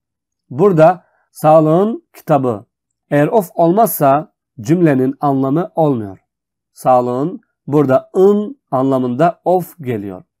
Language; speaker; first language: Turkish; non-native, fluent; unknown